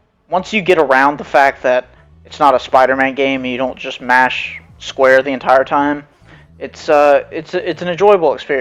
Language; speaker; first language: English; native; English